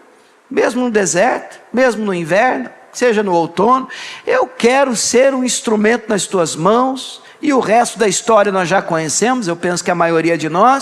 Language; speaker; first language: Portuguese; native; Portuguese